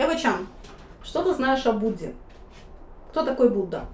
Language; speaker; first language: Russian; native; Russian